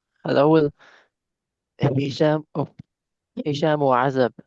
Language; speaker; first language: Arabic; non-native, learner; English